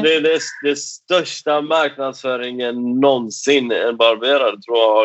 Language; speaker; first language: Swedish; non-native, fluent; Persian